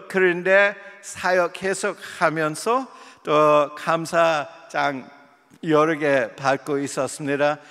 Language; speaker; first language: Korean; non-native, fluent; English